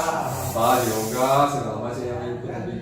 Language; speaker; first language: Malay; non-native, fluent; Dutch